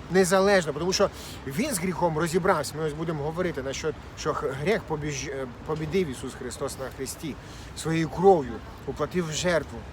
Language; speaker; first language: Ukrainian; native; Ukrainian